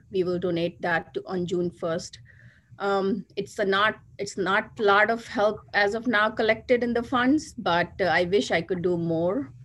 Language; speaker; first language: English; non-native, local second language; Hindi